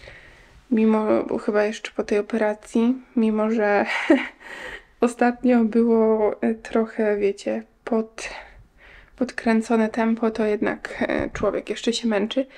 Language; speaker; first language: Polish; native; Polish